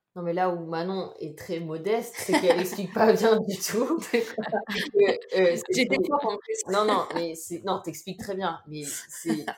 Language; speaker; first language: French; native; French